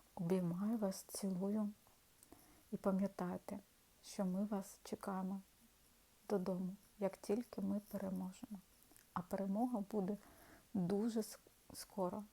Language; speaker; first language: Ukrainian; non-native, local second language; Russian